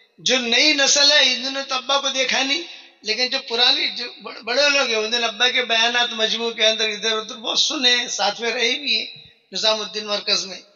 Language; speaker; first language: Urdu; non-native, local second language; Gujarati